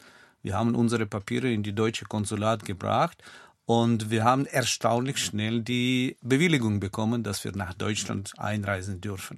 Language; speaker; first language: German; non-native, fluent; Russian